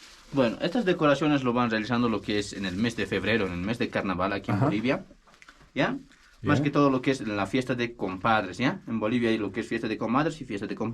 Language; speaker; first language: Spanish; native; Spanish